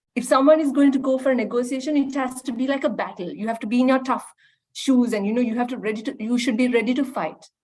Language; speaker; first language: English; non-native, local second language; Sinhala